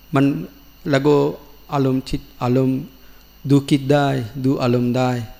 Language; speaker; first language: Thai; non-native, learner; Sinhala